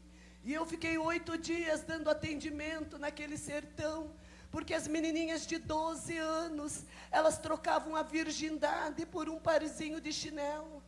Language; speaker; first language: Portuguese; native; Portuguese